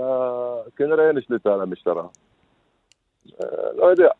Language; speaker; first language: Hebrew; non-native, local second language; Arabic